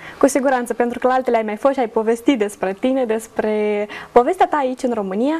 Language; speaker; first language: Romanian; native; Romanian